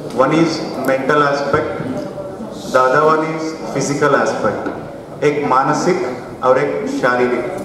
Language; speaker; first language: Hindi; non-native, local second language; Kannada